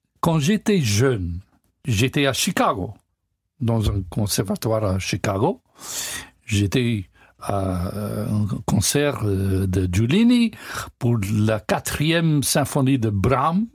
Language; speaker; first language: French; non-native, learner; English